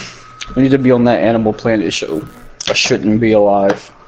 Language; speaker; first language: English; native; English